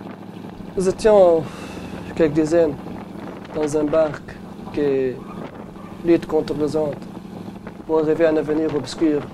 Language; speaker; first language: French; non-native, local second language; Arabic